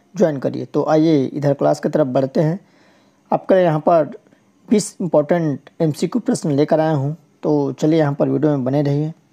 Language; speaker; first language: Hindi; native; Hindi